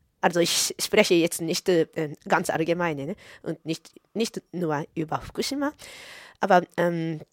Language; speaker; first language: German; non-native, fluent; Japanese